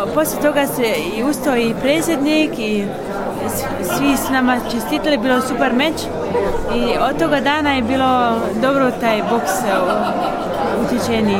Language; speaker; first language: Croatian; early bilingual, heritage; Bosnian